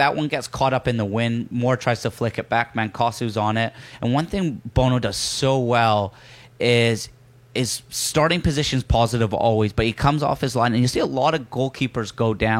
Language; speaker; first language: English; native; English